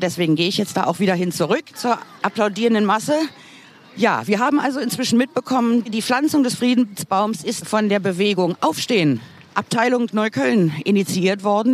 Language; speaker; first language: German; native; German